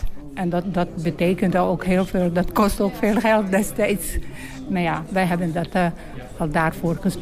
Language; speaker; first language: Dutch; non-native, learner; Bosnian